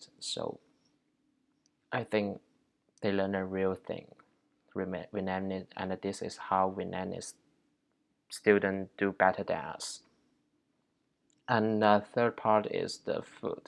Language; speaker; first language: English; non-native, learner; Chinese